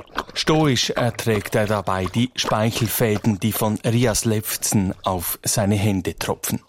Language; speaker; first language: German; native; German